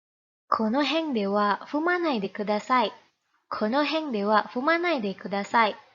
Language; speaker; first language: Japanese; non-native, fluent; Indonesian